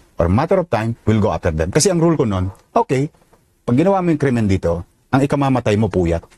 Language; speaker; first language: Filipino; native; Filipino